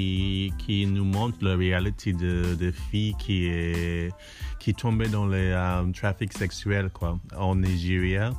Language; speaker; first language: French; non-native, learner; English